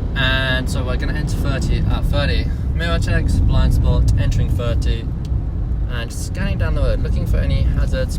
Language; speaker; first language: English; native; English